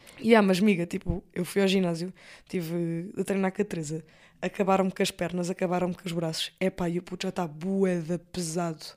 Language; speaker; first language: Portuguese; early bilingual, other home language; English